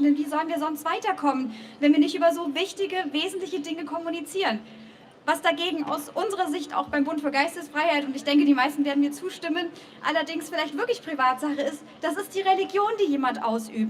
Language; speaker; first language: German; native; German